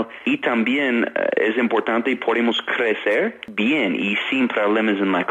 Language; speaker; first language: Spanish; non-native, fluent; English